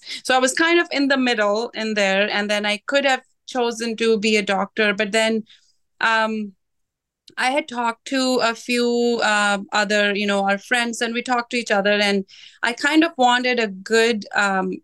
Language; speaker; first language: English; non-native, local second language; Punjabi